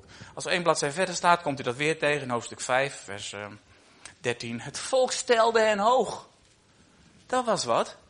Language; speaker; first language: Dutch; native; Dutch